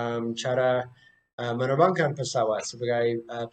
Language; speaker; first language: Indonesian; non-native, fluent; English